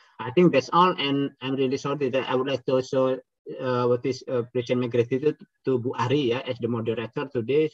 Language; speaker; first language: English; non-native, fluent; Indonesian